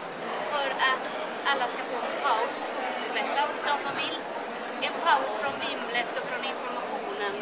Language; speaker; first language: Swedish; native; Swedish